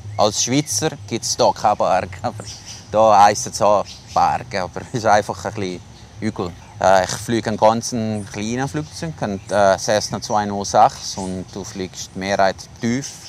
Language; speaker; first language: German; non-native, local second language; Italian